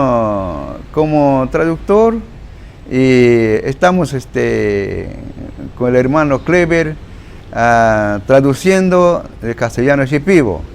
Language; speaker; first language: Spanish; non-native, local second language; Shipibo-Conibo